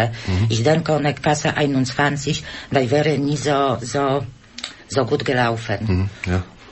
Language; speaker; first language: German; non-native, learner; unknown